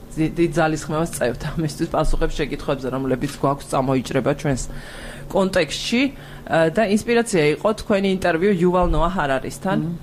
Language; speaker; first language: Georgian; native; Georgian